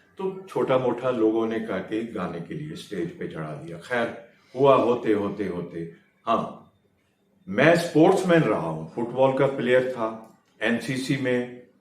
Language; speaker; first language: Hindi; native; Hindi